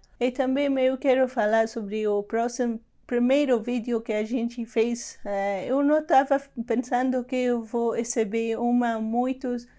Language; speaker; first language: Portuguese; non-native, learner; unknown